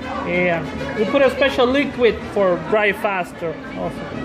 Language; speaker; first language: English; non-native, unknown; Spanish